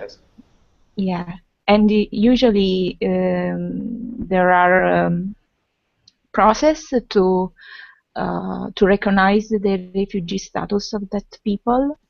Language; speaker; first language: English; non-native, fluent; Italian